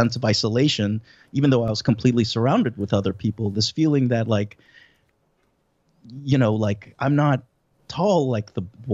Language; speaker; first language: English; native; English